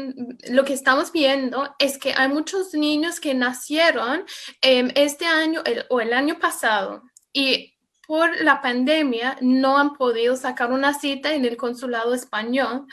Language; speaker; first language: Spanish; non-native, fluent; English